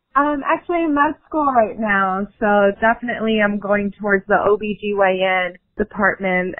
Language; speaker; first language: English; native; English